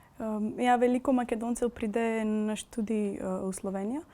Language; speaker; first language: Slovenian; non-native, fluent; Macedonian